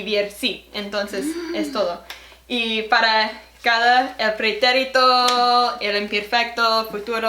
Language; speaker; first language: Spanish; non-native, learner; English